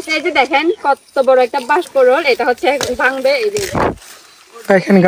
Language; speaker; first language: Bangla; non-native, local second language; Chakma